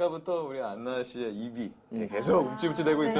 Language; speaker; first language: Korean; native; Korean